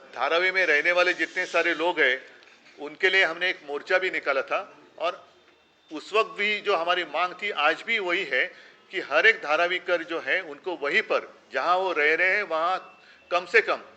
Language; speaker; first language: Hindi; non-native, local second language; Marathi